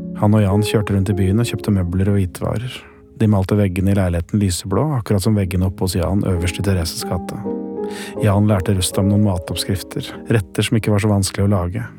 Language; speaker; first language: Norwegian; native; Norwegian